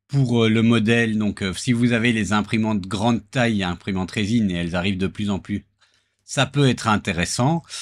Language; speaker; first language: French; native; French